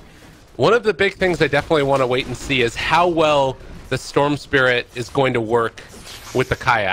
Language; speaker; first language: English; native; English